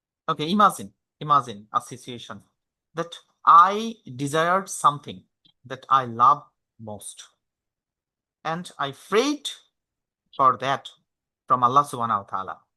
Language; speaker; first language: English; non-native, local second language; Bangla